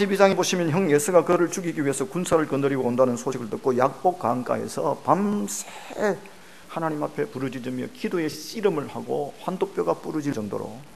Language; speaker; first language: Korean; native; Korean